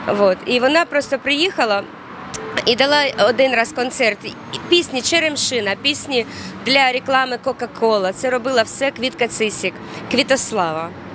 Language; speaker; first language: Ukrainian; non-native, local second language; Russian